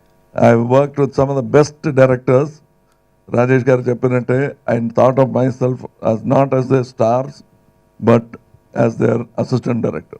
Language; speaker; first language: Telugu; non-native, local second language; Tamil